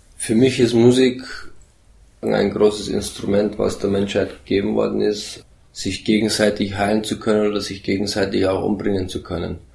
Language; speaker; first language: German; early bilingual, heritage; German